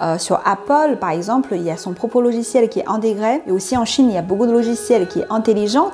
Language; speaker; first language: French; non-native, learner; Chinese